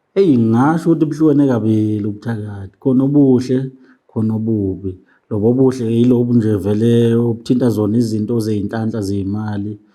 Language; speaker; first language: Zulu; native; Zulu